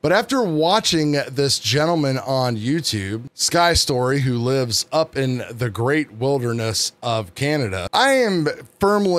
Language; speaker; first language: English; native; English